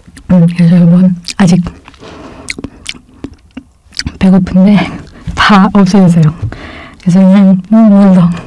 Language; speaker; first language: Korean; non-native, fluent; Indonesian